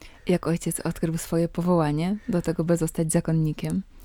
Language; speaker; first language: Polish; native; Polish